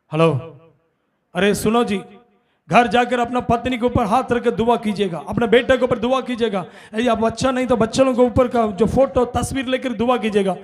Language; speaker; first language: Hindi; non-native, local second language; Tamil